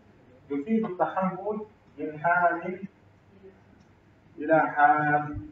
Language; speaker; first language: Arabic; non-native, fluent; Urdu